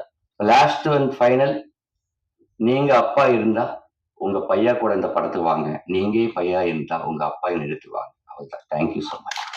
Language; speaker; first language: Tamil; non-native, learner; Telugu